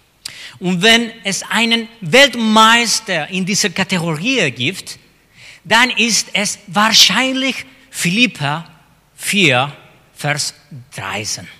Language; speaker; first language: German; non-native, fluent; Spanish